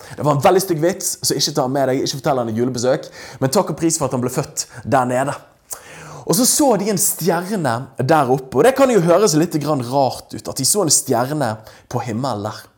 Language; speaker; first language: Norwegian; native; Norwegian